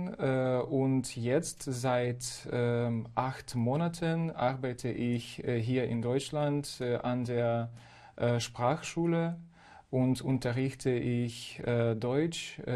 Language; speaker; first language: German; non-native, fluent; Ukrainian